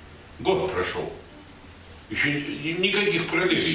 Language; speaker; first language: Russian; native; Russian